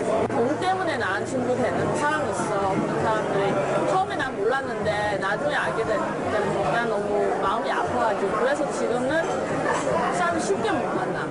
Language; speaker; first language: Korean; early bilingual, heritage; English